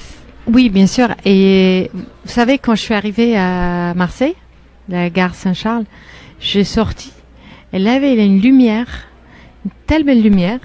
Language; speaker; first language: French; non-native, fluent; Armenian